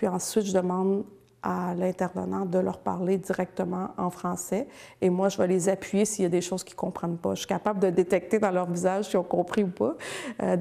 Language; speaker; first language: French; native; French